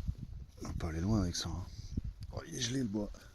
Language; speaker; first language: French; native; French